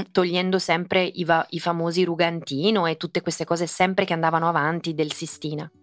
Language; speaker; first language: Italian; native; Italian